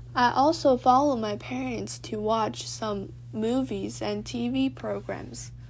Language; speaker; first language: English; non-native, fluent; Chinese